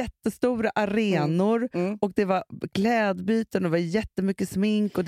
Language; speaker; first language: Swedish; native; Swedish